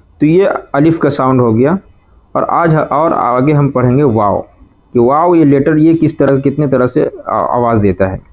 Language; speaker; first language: Urdu; native; Urdu